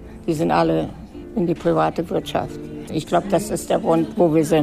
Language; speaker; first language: German; native; German